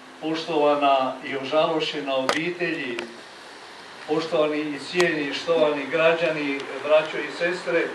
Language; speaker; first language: Croatian; native; Croatian